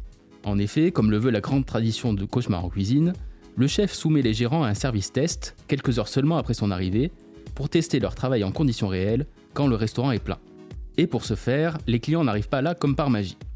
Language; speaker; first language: French; native; French